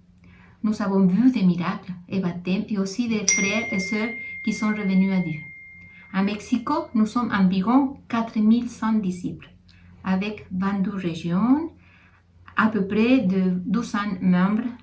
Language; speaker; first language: French; non-native, fluent; Spanish